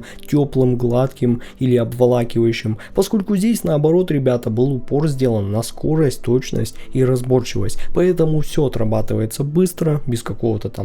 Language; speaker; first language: Russian; native; Russian